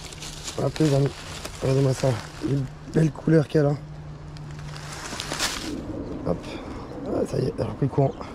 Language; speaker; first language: French; native; French